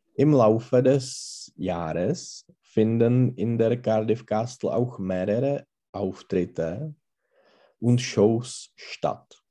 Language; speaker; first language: German; non-native, learner; Czech